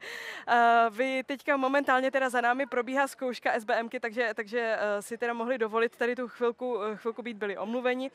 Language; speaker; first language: Czech; native; Czech